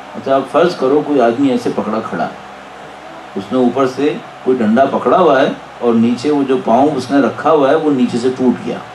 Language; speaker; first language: Urdu; native; Urdu